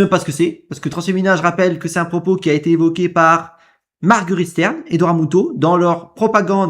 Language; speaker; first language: French; native; French